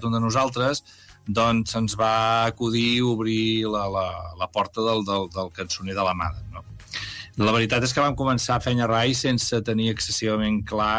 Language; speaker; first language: Catalan; native; Catalan